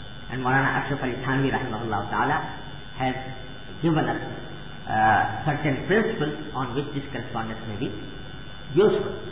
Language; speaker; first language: English; non-native, local second language; Urdu